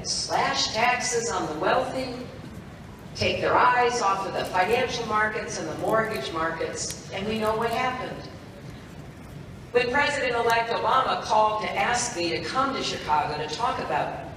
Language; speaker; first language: English; native; English